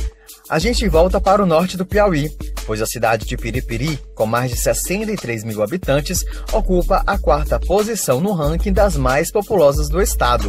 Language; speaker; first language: Portuguese; native; Portuguese